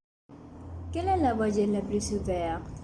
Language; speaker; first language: French; non-native, learner; Spanish